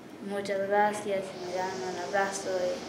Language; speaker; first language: Spanish; early bilingual, heritage; English